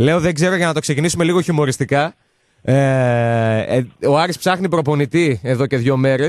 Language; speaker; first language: Greek; native; Greek